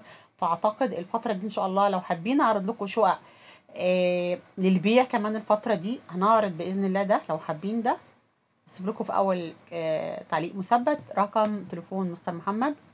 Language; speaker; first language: Arabic; native; Arabic